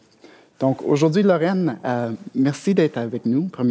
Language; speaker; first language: French; native; French